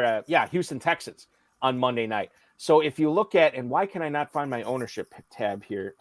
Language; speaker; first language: English; native; English